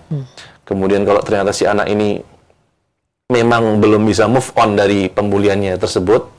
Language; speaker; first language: Indonesian; native; Indonesian